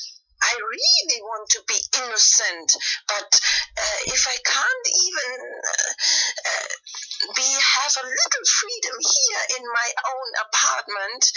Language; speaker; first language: English; non-native, fluent; German